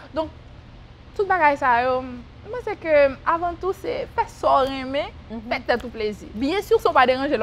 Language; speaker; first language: French; non-native, local second language; Haitian Creole